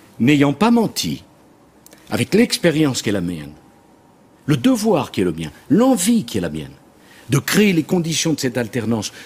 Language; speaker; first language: French; native; French